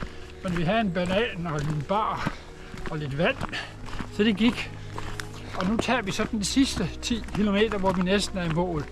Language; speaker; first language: Danish; native; Danish